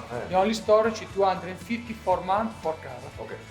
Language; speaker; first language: English; non-native, learner; Italian